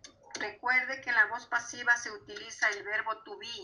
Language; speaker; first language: Spanish; native; Spanish